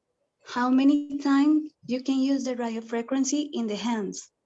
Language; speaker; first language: English; non-native, learner; Spanish